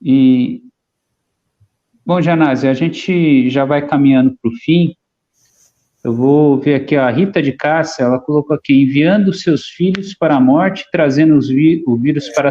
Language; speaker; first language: Portuguese; native; Portuguese